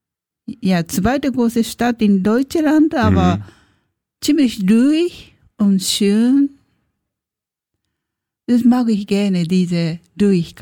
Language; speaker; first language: German; non-native, learner; Japanese